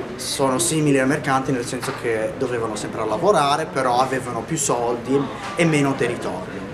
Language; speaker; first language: Italian; non-native, learner; English